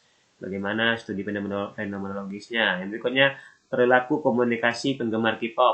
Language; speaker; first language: Indonesian; native; Indonesian